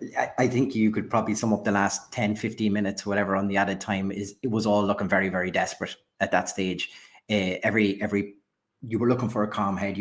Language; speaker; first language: English; native; English